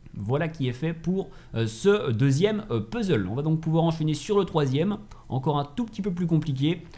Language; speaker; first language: French; native; French